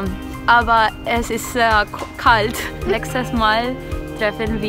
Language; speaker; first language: German; non-native, learner; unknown